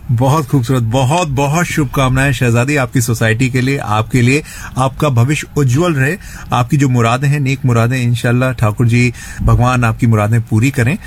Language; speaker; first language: Hindi; native; Hindi